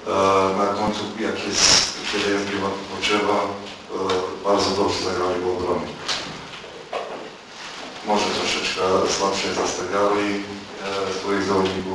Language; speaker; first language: Polish; non-native, fluent; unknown